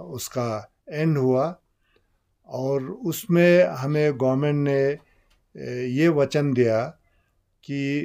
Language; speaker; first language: Hindi; non-native, local second language; Ladakhi